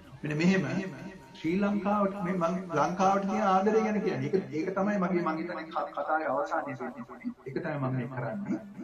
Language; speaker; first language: Sinhala; native; Sinhala